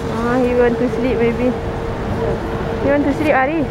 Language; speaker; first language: English; non-native, learner; Malay